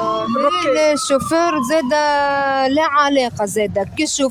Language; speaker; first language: Arabic; native; Arabic